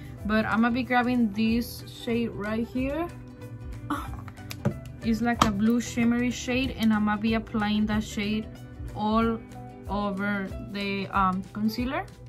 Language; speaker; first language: English; early bilingual, other home language; Spanish